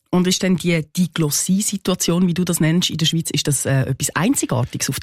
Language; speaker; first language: German; native; German